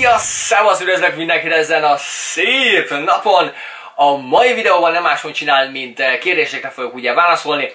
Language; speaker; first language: Hungarian; early bilingual, other home language; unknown